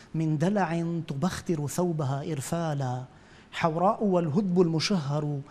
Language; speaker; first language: Arabic; native; Arabic